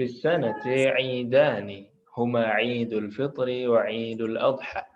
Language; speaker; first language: Arabic; non-native, fluent; Indonesian